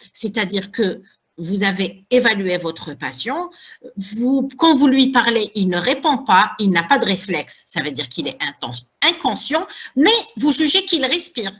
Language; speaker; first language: French; non-native, local second language; Arabic